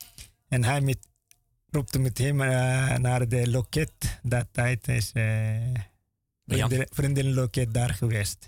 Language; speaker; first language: Dutch; non-native, learner; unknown